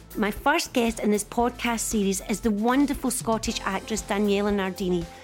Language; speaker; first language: English; native; English